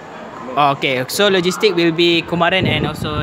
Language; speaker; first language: English; non-native, local second language; Malay